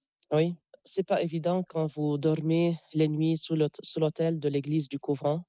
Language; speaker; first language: French; non-native, local second language; Arabic